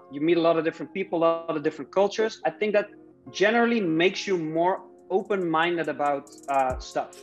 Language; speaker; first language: English; non-native, fluent; Dutch